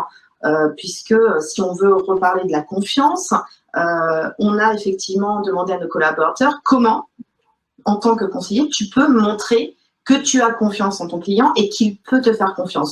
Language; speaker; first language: French; native; French